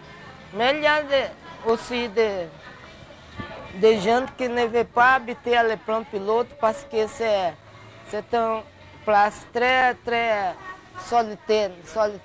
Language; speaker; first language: French; non-native, learner; Portuguese